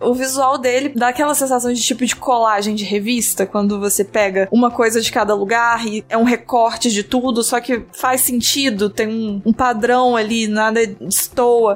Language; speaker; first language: Portuguese; native; Portuguese